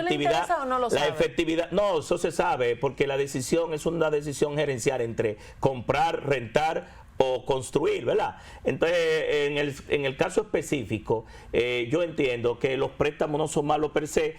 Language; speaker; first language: Spanish; native; Spanish